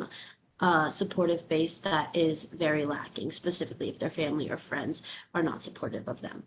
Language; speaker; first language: English; native; English